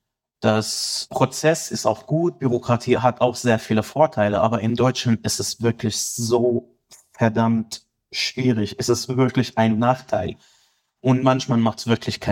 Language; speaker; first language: German; non-native, fluent; Arabic